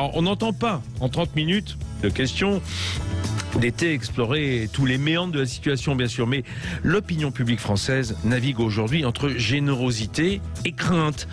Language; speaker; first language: French; native; French